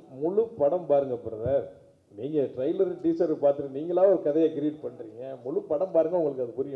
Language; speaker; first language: Tamil; native; Tamil